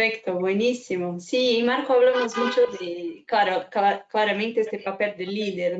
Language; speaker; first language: Spanish; non-native, fluent; Portuguese